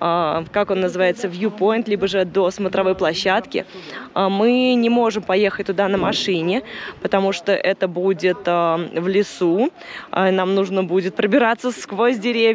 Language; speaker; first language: Russian; native; Russian